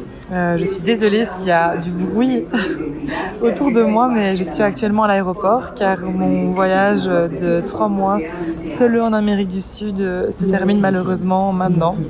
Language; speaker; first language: French; native; French